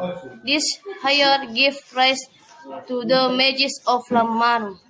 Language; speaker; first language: English; non-native, learner; Indonesian